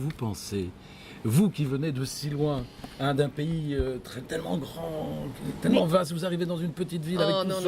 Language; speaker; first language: French; native; French